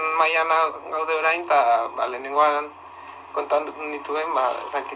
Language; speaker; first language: Basque; non-native, local second language; Spanish